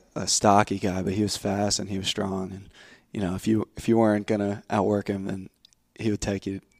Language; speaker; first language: English; native; English